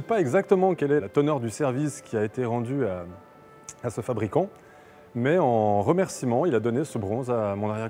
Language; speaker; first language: French; native; French